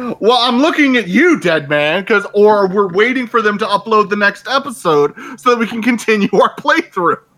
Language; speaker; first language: English; native; English